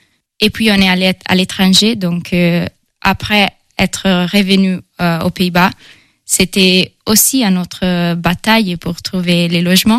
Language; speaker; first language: French; non-native, fluent; Italian